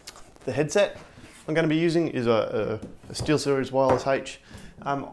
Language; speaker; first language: English; native; English